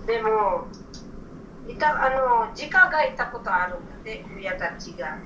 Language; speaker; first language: Japanese; non-native, learner; Filipino